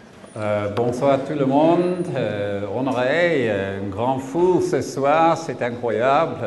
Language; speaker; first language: French; non-native, learner; English